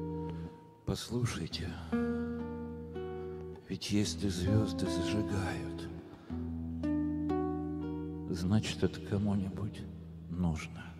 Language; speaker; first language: Russian; native; Russian